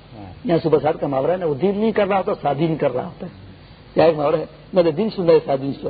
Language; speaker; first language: Urdu; non-native, local second language; Pashto